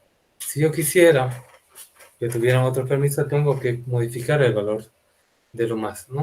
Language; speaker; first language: Spanish; native; Spanish